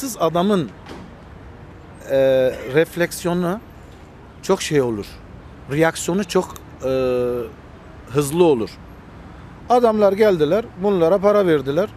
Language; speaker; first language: Turkish; early bilingual, heritage; Armenian